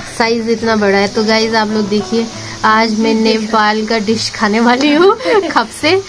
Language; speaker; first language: Hindi; non-native, local second language; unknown